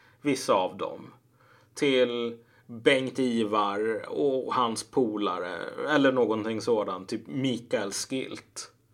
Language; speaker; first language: Swedish; native; Swedish